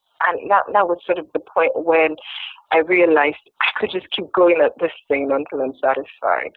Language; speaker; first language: English; non-native, local second language; Yoruba